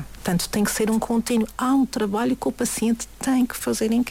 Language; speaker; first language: Portuguese; native; Portuguese